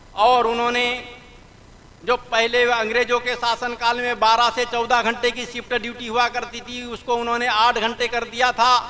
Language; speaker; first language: Hindi; native; Hindi